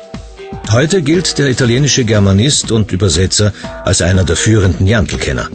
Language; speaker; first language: German; native; German